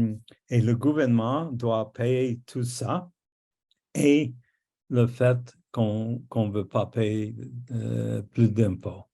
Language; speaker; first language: French; non-native, local second language; English